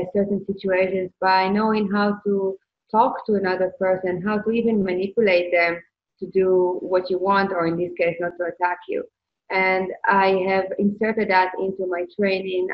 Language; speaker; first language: English; non-native, fluent; Hebrew